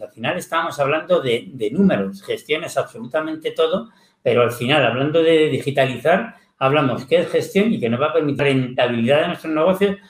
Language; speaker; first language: Spanish; native; Spanish